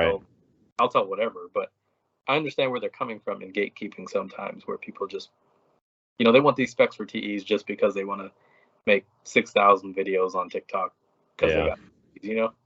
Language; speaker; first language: English; native; English